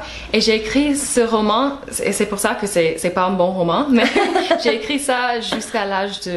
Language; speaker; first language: French; non-native, fluent; English